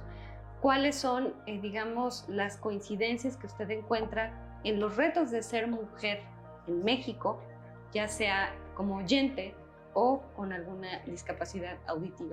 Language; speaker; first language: Spanish; native; Spanish